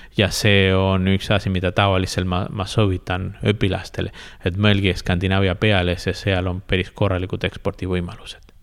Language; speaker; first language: Estonian; non-native, fluent; Spanish